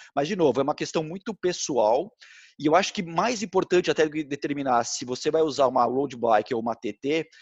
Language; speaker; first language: Portuguese; native; Portuguese